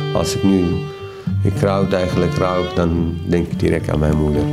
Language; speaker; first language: Dutch; non-native, fluent; Arabic